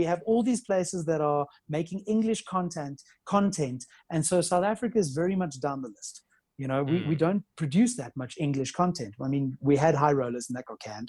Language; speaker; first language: English; native; English